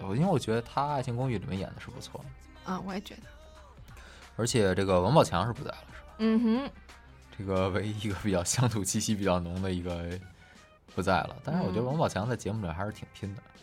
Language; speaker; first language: Chinese; native; Chinese